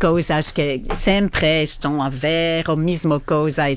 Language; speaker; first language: Portuguese; non-native, fluent; French